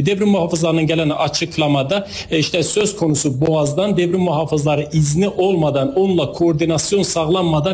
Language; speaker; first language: Turkish; native; Turkish